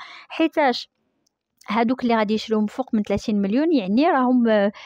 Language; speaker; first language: Arabic; native; Arabic